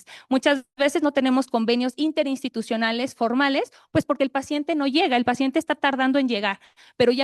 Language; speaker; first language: Spanish; native; Spanish